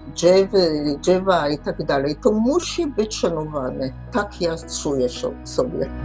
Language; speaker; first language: Polish; early bilingual, heritage; Polish